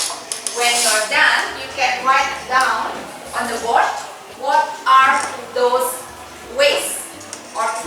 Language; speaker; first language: English; non-native, fluent; Indonesian